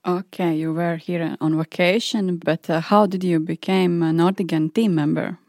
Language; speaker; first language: English; non-native, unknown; Latvian